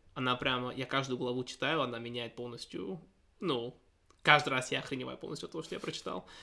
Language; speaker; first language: Russian; early bilingual, heritage; Russian